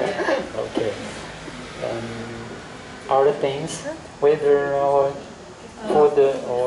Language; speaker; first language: English; non-native, learner; Chinese